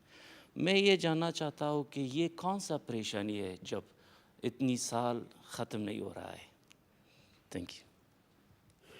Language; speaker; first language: Hindi; non-native, learner; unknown